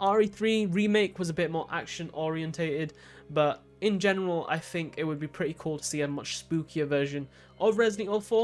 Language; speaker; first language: English; native; English